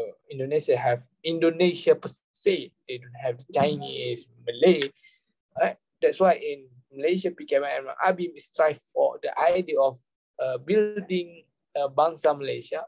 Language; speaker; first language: English; non-native, local second language; Malay